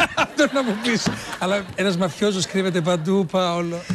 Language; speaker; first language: Greek; native; Greek